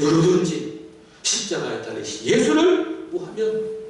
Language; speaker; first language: Korean; native; Korean